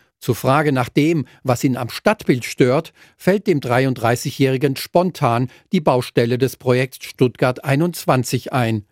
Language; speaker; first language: German; native; German